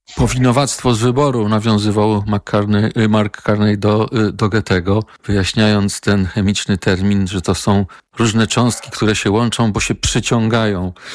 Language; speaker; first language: Polish; native; Polish